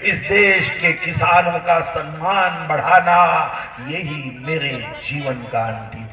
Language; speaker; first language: Hindi; non-native, local second language; Marathi